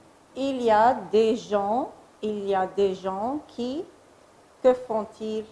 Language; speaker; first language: French; non-native, fluent; Arabic